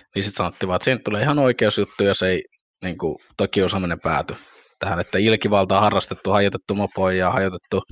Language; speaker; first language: Finnish; early bilingual, other home language; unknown